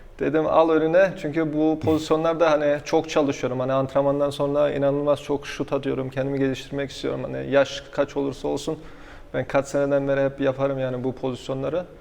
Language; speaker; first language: Turkish; early bilingual, heritage; Turkish